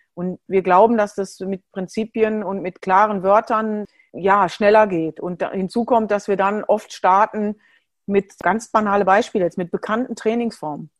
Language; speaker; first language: German; native; German